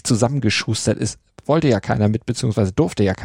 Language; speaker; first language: German; native; German